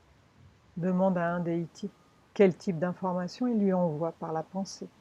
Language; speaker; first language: French; native; French